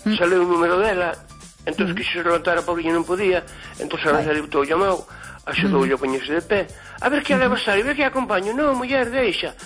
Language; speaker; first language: Galician; native; Galician